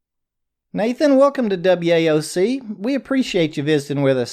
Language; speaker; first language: English; native; English